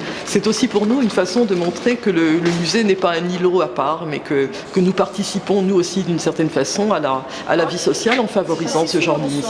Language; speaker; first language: French; native; French